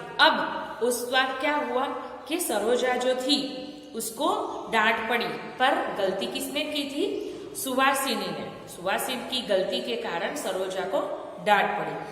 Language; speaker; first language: Hindi; non-native, local second language; Gujarati